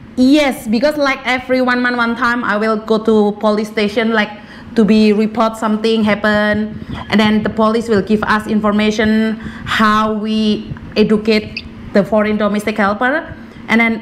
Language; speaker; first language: English; non-native, learner; Javanese